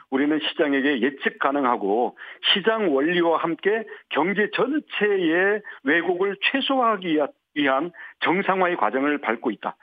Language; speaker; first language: Korean; native; Korean